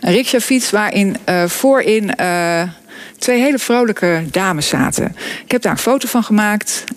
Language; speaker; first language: Dutch; native; Dutch